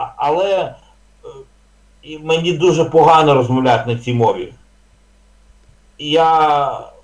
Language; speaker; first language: Ukrainian; non-native, local second language; Russian